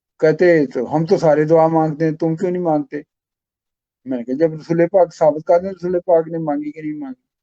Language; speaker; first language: Urdu; non-native, local second language; Pashto